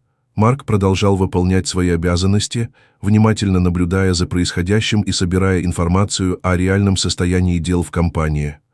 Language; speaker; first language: Russian; native; Russian